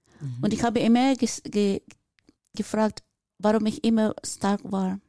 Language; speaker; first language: German; non-native, fluent; Filipino